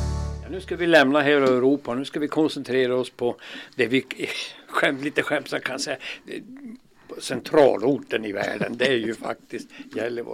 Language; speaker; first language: Swedish; native; Swedish